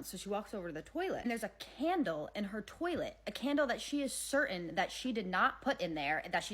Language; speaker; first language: English; native; English